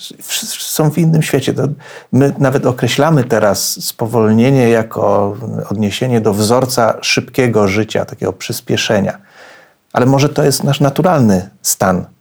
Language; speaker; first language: Polish; native; Polish